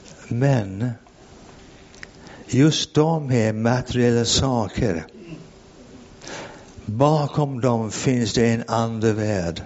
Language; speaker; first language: Swedish; non-native, fluent; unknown